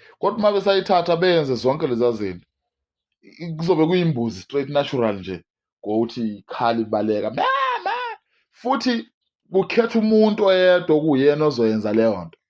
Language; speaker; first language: Zulu; non-native, local second language; Swati